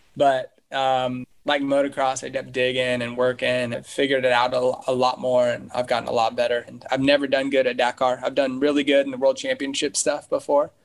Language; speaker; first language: English; native; English